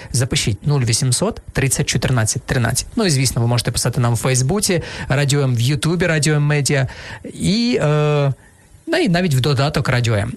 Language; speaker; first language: Ukrainian; non-native, local second language; Russian